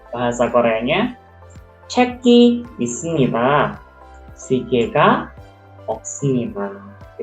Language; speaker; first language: Korean; non-native, local second language; Indonesian